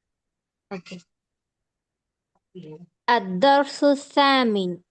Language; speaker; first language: Arabic; non-native, learner; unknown